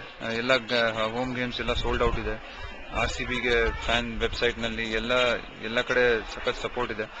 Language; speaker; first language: Kannada; non-native, local second language; Marathi